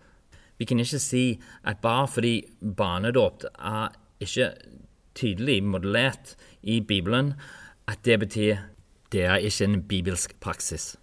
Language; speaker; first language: Norwegian; non-native, fluent; English